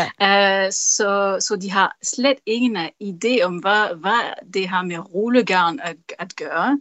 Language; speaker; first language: Danish; non-native, fluent; French